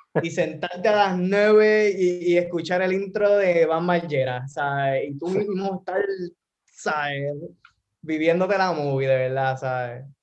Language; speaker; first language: Spanish; native; Spanish